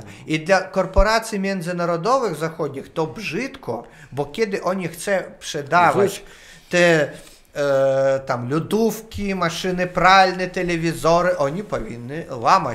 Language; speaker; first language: Polish; non-native, learner; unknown